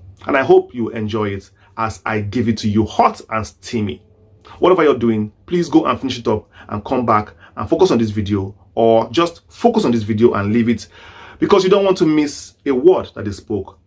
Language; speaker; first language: English; non-native, local second language; Igbo